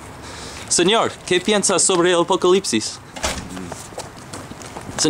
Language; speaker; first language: Spanish; non-native, learner; English